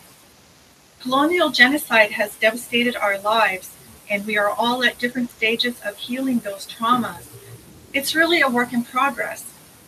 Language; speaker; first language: English; native; English